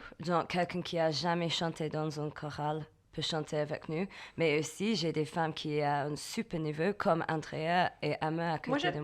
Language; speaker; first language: French; non-native, fluent; English